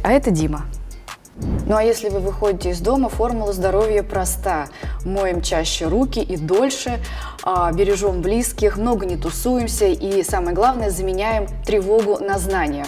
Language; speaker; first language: Russian; native; Russian